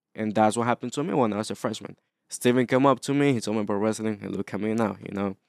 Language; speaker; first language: English; early bilingual, other home language; Spanish